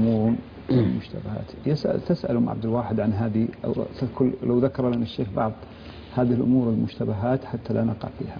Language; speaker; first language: Arabic; native; Arabic